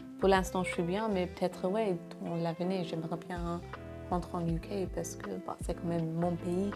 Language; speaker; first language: French; non-native, fluent; English